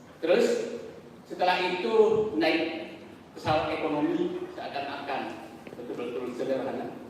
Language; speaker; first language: Indonesian; non-native, local second language; Buginese